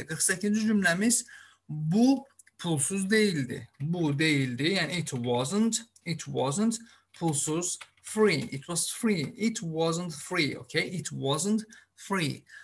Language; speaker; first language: English; non-native, fluent; Azerbaijani